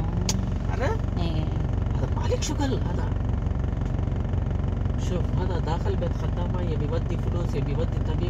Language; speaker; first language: Arabic; non-native, learner; Hindi